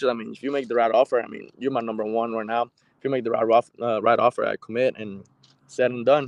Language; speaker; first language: English; non-native, fluent; Spanish